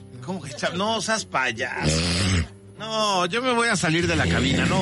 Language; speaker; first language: Spanish; native; Spanish